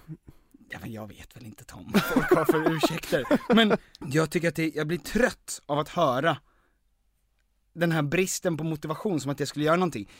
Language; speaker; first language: Swedish; native; Swedish